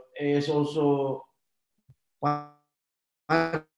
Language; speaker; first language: English; non-native, fluent; Indonesian